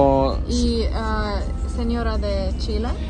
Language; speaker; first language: Spanish; non-native, learner; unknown